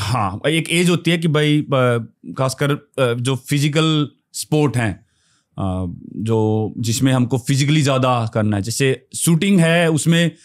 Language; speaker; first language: Hindi; native; Hindi